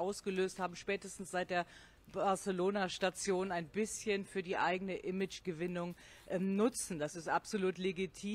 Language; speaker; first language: German; native; German